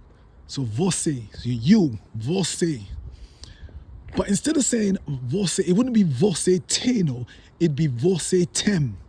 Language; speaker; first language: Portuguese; non-native, learner; English